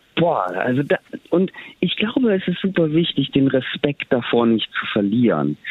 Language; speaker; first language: German; native; German